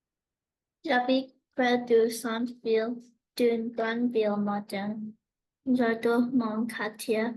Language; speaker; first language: French; non-native, learner; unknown